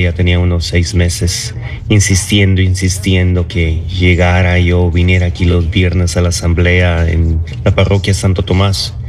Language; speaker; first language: Spanish; early bilingual, other home language; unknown